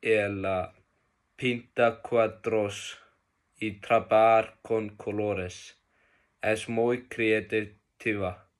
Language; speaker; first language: Spanish; non-native, learner; Icelandic